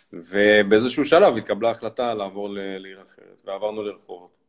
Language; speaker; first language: Hebrew; early bilingual, other home language; Russian